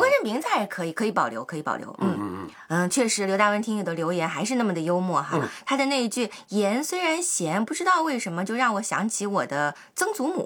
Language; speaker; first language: Chinese; native; Chinese